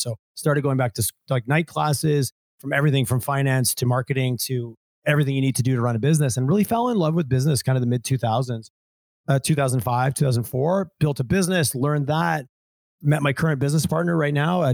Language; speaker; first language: English; native; English